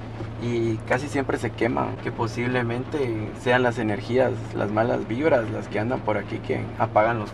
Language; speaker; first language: Spanish; native; Spanish